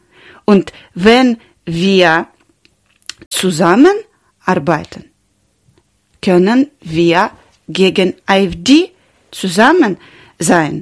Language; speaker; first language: German; non-native, learner; Ukrainian